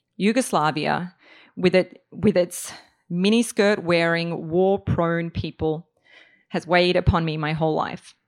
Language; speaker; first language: English; native; English